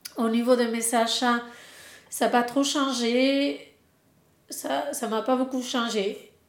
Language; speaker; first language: French; non-native, fluent; Spanish